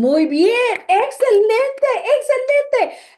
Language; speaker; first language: Spanish; non-native, fluent; English